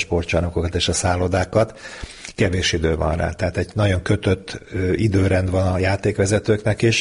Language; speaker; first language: Hungarian; native; Hungarian